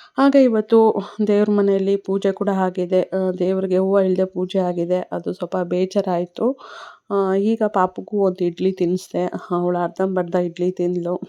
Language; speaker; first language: Kannada; non-native, local second language; Tamil